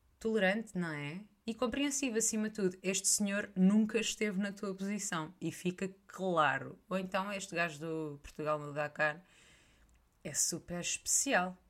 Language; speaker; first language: Portuguese; native; Portuguese